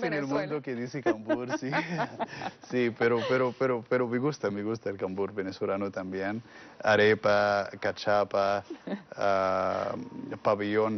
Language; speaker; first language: Spanish; non-native, learner; Arabic